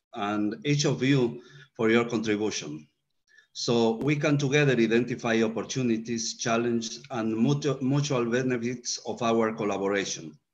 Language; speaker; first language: English; non-native, fluent; Spanish